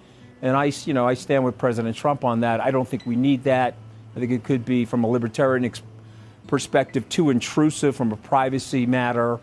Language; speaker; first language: English; native; English